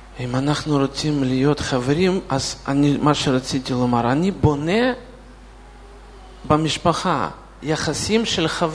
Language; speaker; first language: Hebrew; non-native, fluent; Russian